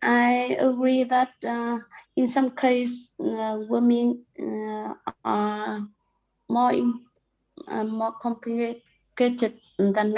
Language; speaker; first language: English; non-native, learner; Vietnamese